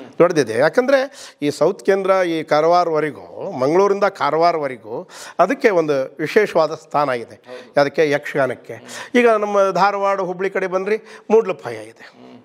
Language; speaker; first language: Kannada; native; Kannada